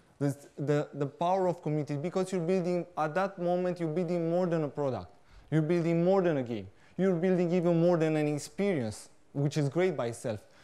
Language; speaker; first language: English; non-native, fluent; Romanian